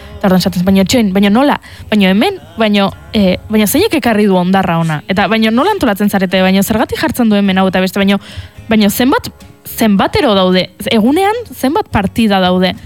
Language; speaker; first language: Basque; native; Basque